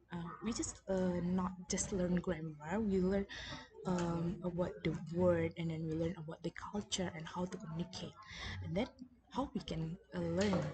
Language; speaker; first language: English; non-native, learner; Indonesian